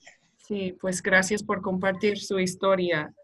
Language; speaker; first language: Spanish; non-native, fluent; English